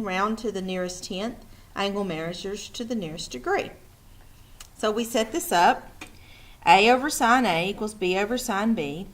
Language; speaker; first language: English; native; English